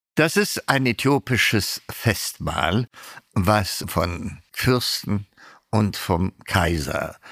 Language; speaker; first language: German; non-native, fluent; Amharic